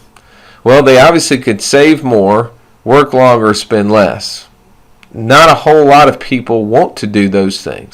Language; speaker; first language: English; native; English